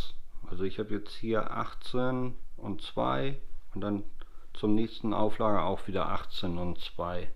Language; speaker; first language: German; native; German